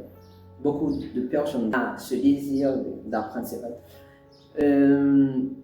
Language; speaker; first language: French; non-native, local second language; Haitian Creole